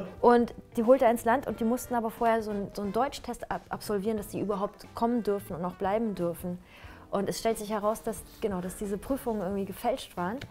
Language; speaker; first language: German; early bilingual, other home language; Persian